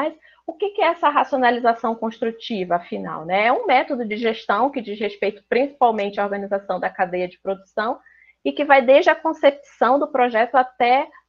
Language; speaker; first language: Portuguese; native; Portuguese